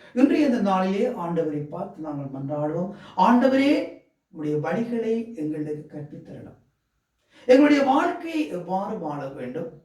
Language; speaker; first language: Tamil; native; Tamil